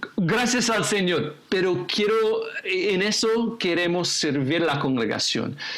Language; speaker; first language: Spanish; non-native, fluent; English